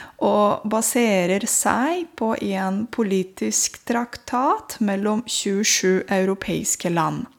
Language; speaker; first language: Norwegian; non-native, fluent; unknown